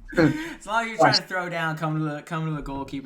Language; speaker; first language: English; native; English